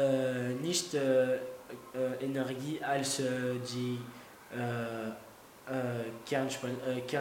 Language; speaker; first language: German; non-native, learner; French